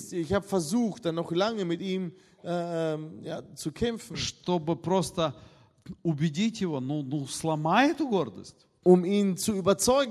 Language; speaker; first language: German; non-native, fluent; Russian